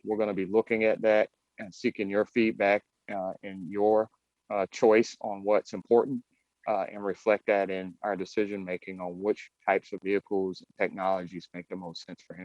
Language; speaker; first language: English; native; English